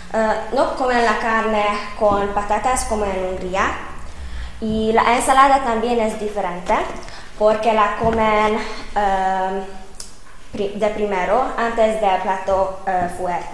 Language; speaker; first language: Spanish; non-native, fluent; Hungarian